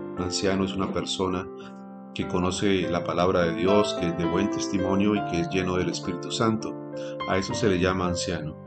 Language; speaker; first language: Spanish; native; Spanish